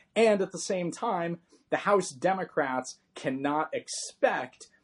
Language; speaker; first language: English; native; English